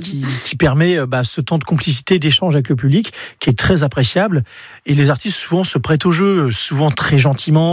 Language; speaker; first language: French; native; French